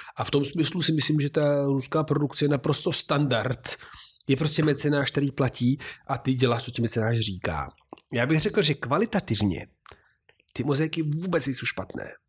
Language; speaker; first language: Czech; non-native, fluent; Italian